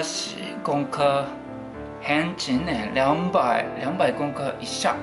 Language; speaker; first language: Chinese; non-native, fluent; Japanese